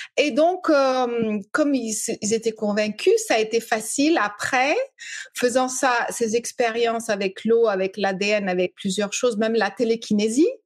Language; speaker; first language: French; early bilingual, other home language; English